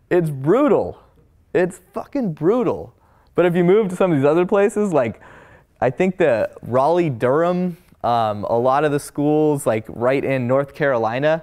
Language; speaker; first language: English; native; English